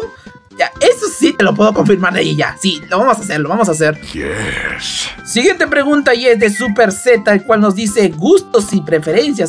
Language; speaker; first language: Spanish; native; Spanish